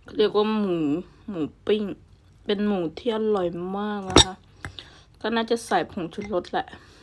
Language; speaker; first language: Thai; non-native, local second language; Northeastern Thai